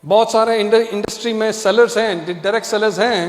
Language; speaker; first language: Hindi; non-native, fluent; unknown